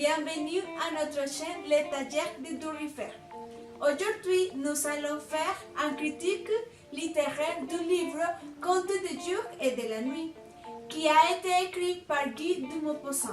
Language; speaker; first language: French; non-native, fluent; Spanish